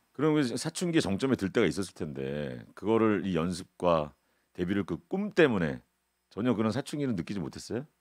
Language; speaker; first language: Korean; native; Korean